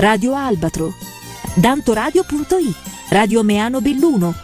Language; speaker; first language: Italian; native; Italian